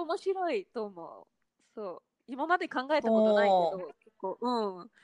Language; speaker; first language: Japanese; non-native, fluent; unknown